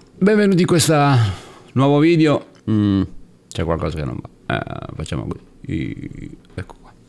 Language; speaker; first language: Italian; native; Italian